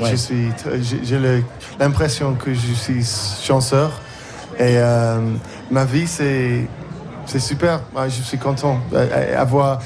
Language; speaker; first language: French; non-native, learner; English